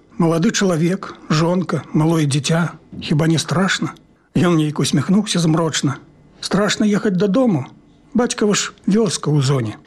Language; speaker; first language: Belarusian; native; Belarusian